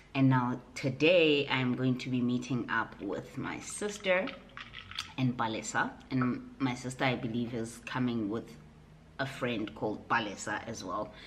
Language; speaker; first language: English; non-native, local second language; Southern Sotho